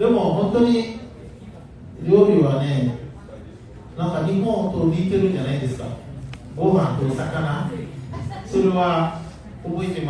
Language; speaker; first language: Japanese; non-native, learner; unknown